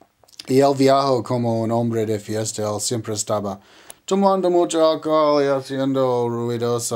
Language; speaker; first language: Spanish; non-native, learner; English